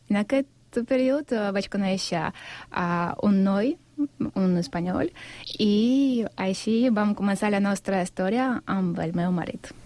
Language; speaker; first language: Catalan; non-native, fluent; Russian